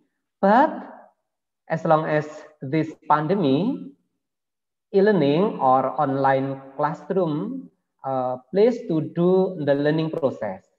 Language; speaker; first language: English; non-native, learner; Indonesian